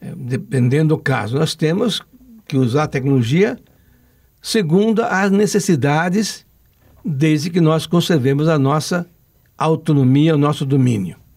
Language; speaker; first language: Portuguese; non-native, local second language; Italian